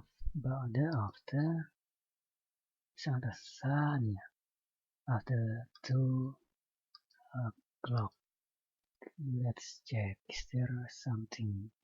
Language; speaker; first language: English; non-native, fluent; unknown